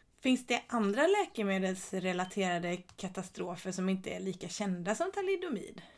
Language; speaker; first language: Swedish; native; Swedish